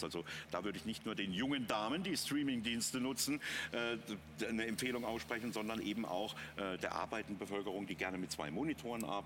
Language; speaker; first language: German; native; German